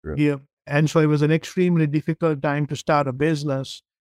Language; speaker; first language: English; non-native, local second language; Tamil